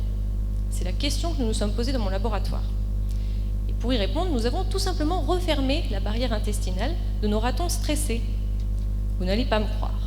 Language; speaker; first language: French; native; French